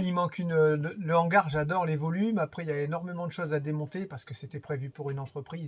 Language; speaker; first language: French; native; French